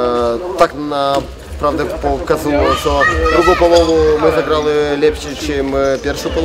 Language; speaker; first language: Polish; non-native, learner; Ukrainian